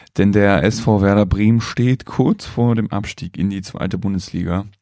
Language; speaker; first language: German; native; German